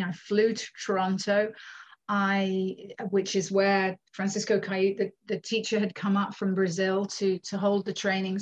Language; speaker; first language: English; native; English